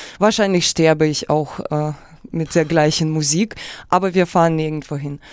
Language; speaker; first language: German; early bilingual, other home language; Russian